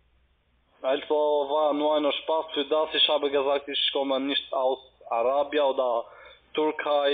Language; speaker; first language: German; non-native, learner; Albanian